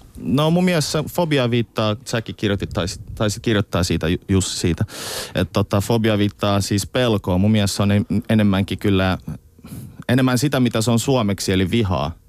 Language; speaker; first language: Finnish; early bilingual, other home language; Russian